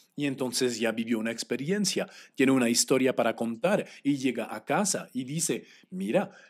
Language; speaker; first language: Spanish; non-native, fluent; English